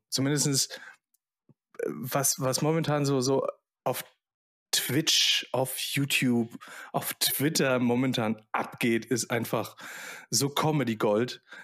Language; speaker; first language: German; early bilingual, other home language; Polish